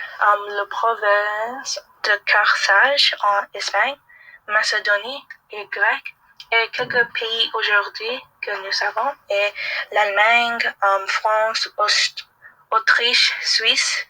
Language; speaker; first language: French; non-native, learner; English